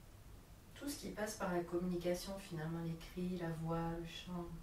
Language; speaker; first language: French; native; French